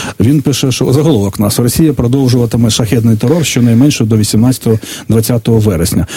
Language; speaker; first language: Ukrainian; native; Ukrainian